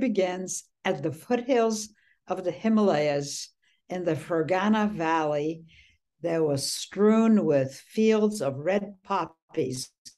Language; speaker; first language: English; early bilingual, other home language; Polish